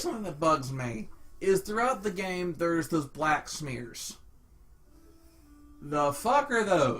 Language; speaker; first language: English; native; English